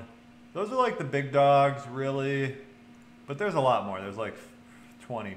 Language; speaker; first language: English; native; English